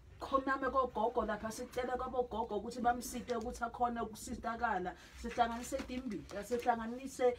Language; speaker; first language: Zulu; non-native, local second language; Swati